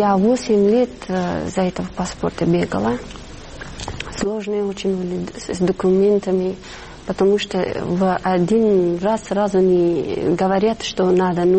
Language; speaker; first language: Russian; non-native, learner; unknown